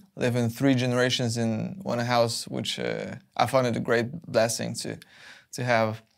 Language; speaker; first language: English; non-native, fluent; Polish